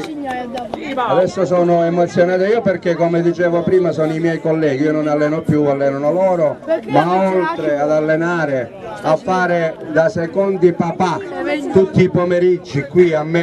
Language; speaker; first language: Italian; native; Italian